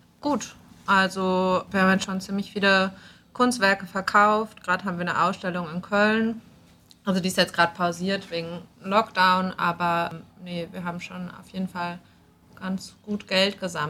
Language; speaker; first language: German; native; German